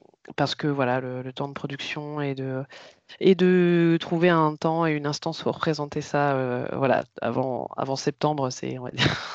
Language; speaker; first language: French; native; French